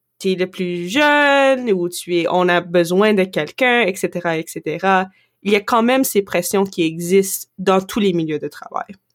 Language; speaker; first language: French; non-native, local second language; English